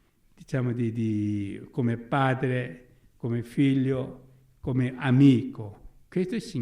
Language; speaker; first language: Italian; non-native, learner; Korean